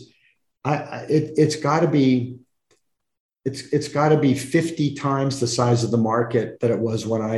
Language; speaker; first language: English; native; English